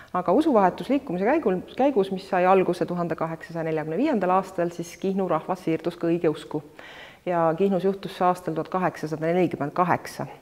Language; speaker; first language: Estonian; native; Estonian